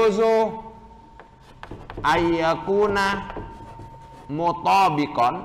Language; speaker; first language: Arabic; non-native, fluent; Madurese